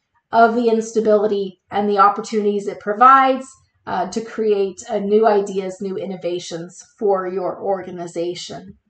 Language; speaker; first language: English; native; English